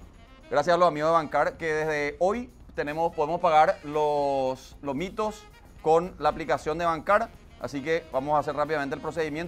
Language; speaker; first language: Spanish; native; Spanish